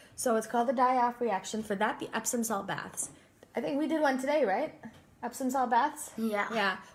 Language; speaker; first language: English; native; English